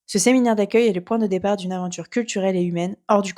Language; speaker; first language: French; native; French